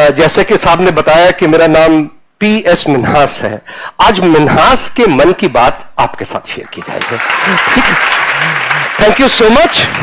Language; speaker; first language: Hindi; non-native, local second language; Punjabi